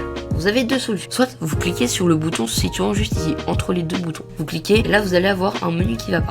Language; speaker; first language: French; native; French